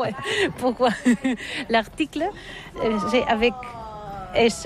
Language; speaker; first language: French; non-native, learner; Catalan